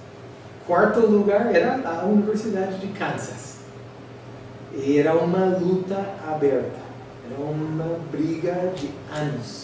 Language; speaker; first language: Portuguese; non-native, fluent; English